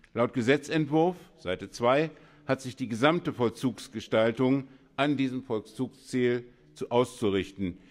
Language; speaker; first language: German; native; German